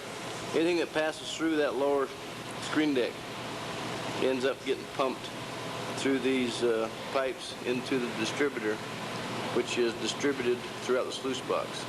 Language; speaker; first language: English; native; English